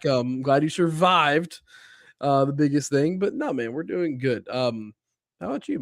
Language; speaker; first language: English; native; English